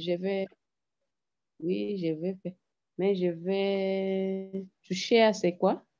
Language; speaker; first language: French; non-native, learner; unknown